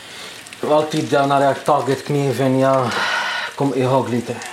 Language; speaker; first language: Swedish; non-native, learner; Arabic